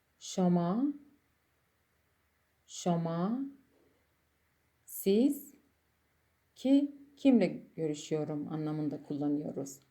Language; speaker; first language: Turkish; non-native, fluent; Persian